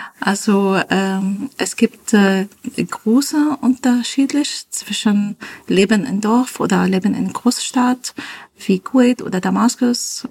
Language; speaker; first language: German; non-native, learner; Arabic